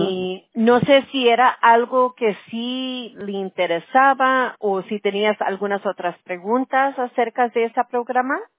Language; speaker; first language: Spanish; early bilingual, heritage; Spanish